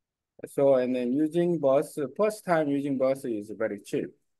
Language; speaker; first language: English; non-native, learner; Korean